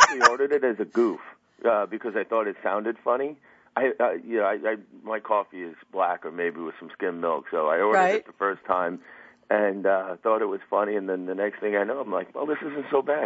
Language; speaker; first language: English; native; English